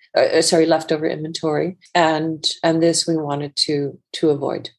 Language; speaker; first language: English; non-native, fluent; Icelandic